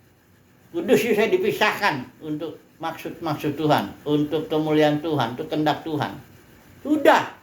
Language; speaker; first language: Indonesian; native; Indonesian